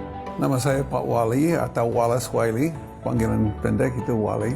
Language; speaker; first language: Indonesian; non-native, fluent; English